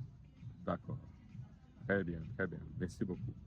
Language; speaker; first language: French; non-native, learner; Portuguese